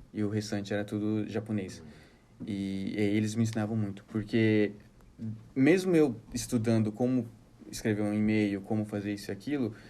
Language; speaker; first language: Portuguese; early bilingual, heritage; Portuguese